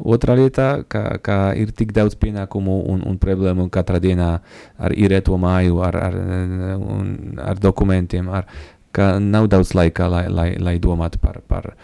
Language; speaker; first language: Latvian; non-native, fluent; Polish